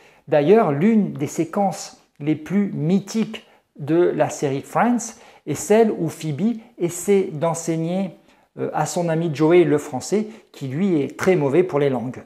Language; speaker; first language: French; native; French